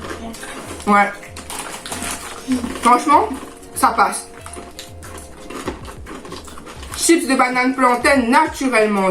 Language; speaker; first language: French; native; French